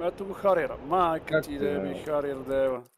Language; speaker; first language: Bulgarian; native; Bulgarian